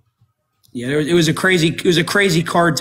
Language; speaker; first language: English; native; English